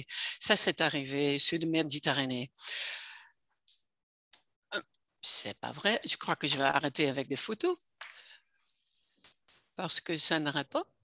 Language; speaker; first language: French; non-native, fluent; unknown